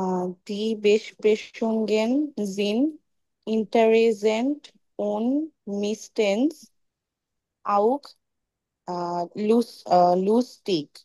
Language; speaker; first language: German; non-native, learner; Bangla